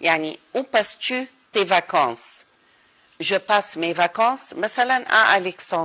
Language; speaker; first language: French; non-native, fluent; Arabic